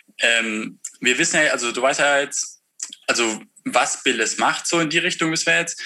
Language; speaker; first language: German; native; German